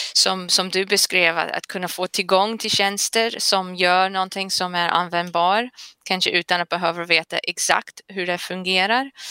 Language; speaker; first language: Swedish; non-native, fluent; English